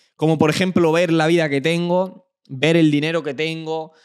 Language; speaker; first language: Spanish; native; Spanish